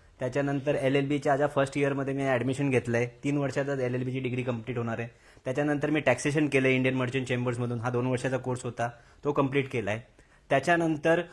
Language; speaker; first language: Marathi; native; Marathi